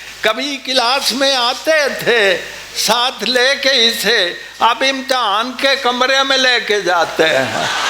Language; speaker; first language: Urdu; non-native, local second language; Punjabi